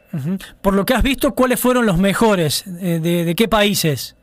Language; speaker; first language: Spanish; native; Spanish